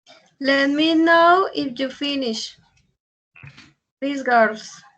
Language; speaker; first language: English; non-native, learner; Spanish